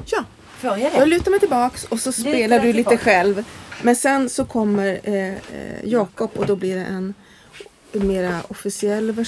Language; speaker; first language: Swedish; native; Swedish